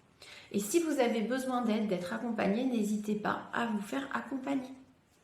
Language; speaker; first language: French; native; French